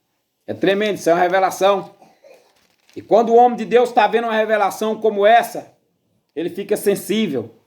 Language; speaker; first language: Portuguese; native; Portuguese